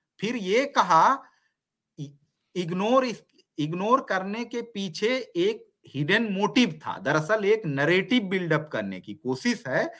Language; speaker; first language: Hindi; native; Hindi